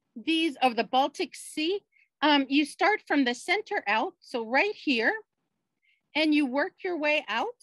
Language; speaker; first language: English; native; English